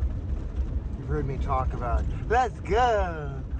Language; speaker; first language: English; native; English